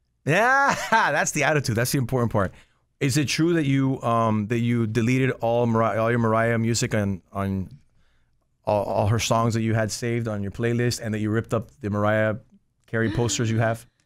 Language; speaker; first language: English; early bilingual, other home language; Spanish